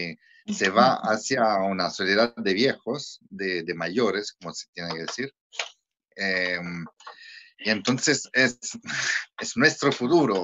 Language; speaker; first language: Spanish; non-native, fluent; Italian